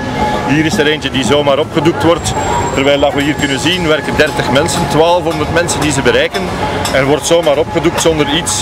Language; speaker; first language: Dutch; native; Dutch